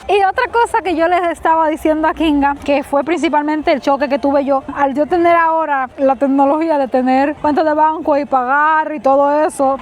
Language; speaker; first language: Spanish; native; Spanish